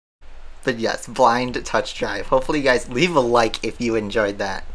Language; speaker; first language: English; native; English